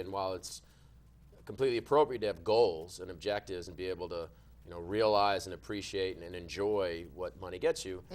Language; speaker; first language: English; native; English